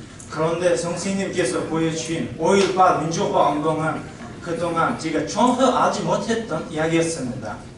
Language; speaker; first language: Korean; non-native, learner; Uzbek